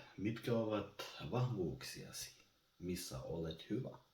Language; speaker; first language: Finnish; non-native, learner; Albanian